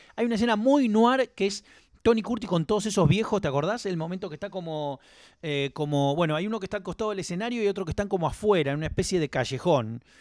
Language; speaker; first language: Spanish; native; Spanish